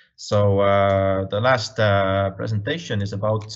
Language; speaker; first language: English; non-native, fluent; Estonian